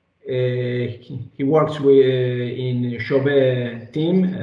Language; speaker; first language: English; non-native, fluent; Spanish